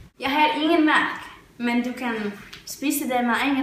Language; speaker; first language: Danish; non-native, learner; Icelandic